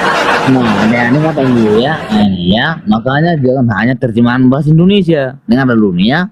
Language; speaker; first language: Indonesian; native; Indonesian